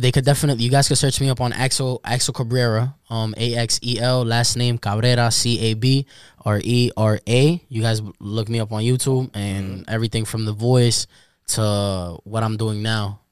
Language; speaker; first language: English; early bilingual, other home language; Spanish